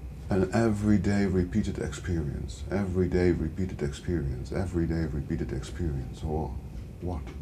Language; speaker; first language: English; non-native, fluent; Dutch